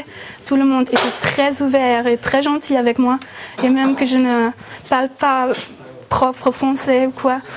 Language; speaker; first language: French; non-native, learner; German